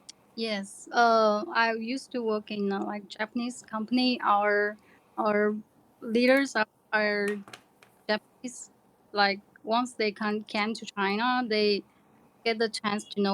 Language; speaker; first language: English; non-native, learner; Chinese